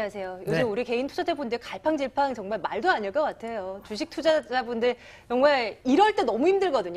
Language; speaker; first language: Korean; native; Korean